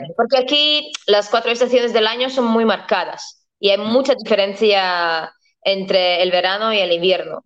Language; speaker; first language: Spanish; non-native, fluent; Latvian